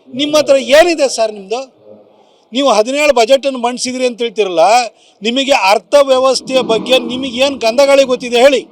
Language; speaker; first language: Kannada; native; Kannada